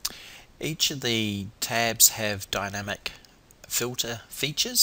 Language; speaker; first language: English; native; English